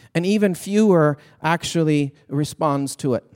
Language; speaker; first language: English; non-native, fluent; Swedish